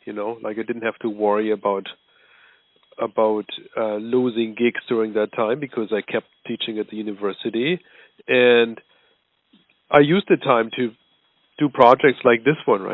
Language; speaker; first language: English; non-native, fluent; German